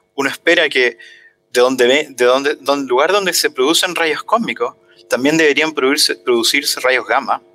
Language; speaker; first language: Spanish; native; Spanish